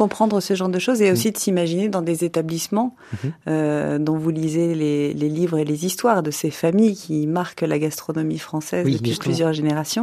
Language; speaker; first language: French; native; French